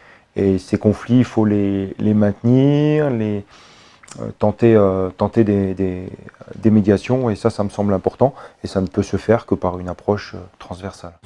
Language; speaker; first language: French; native; French